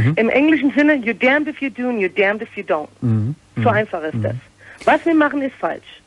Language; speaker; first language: German; early bilingual, heritage; English